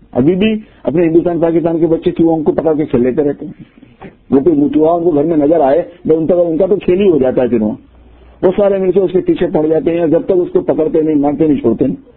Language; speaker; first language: Urdu; native; Urdu